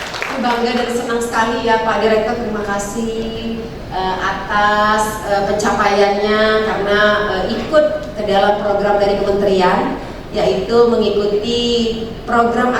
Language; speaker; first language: Indonesian; native; Indonesian